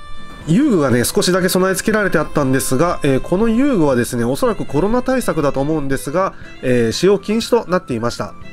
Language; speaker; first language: Japanese; native; Japanese